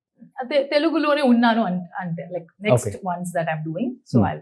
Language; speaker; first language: Telugu; non-native, learner; Kannada